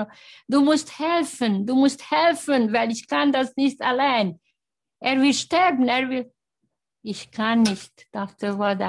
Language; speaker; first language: German; non-native, learner; Hungarian